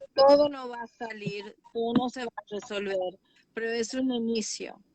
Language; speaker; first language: Spanish; early bilingual, heritage; Spanish